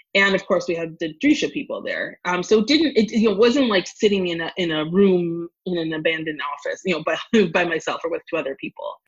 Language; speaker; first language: English; native; English